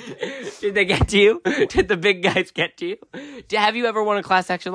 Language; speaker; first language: English; native; English